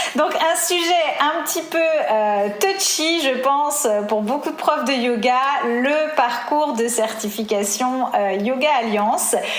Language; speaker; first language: French; native; French